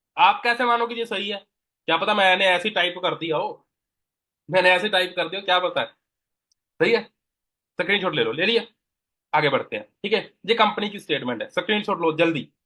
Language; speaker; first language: Hindi; non-native, local second language; Punjabi